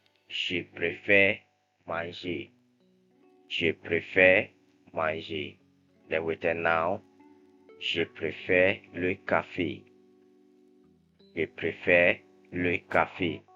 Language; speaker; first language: French; non-native, fluent; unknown